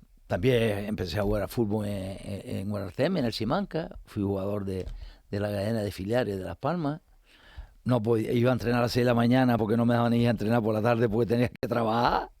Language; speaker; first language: Spanish; native; Spanish